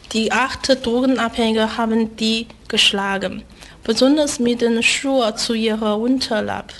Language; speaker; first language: German; non-native, fluent; Chinese